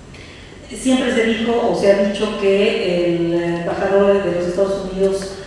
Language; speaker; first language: Spanish; native; Spanish